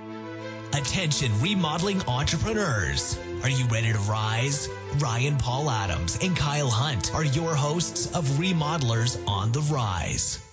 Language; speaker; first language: English; native; English